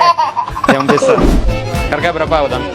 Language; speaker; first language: Indonesian; non-native, learner; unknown